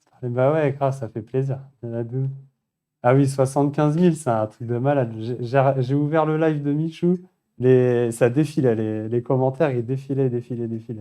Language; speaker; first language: French; native; French